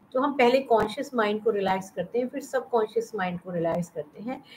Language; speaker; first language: Hindi; native; Hindi